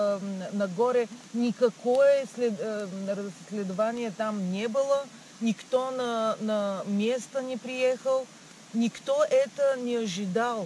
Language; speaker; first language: Russian; non-native, learner; Bulgarian